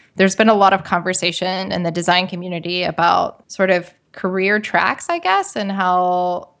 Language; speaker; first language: English; native; English